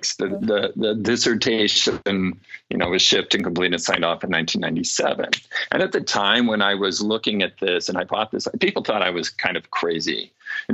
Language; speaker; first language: English; native; English